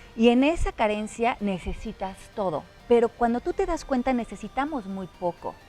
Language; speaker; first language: Spanish; native; Spanish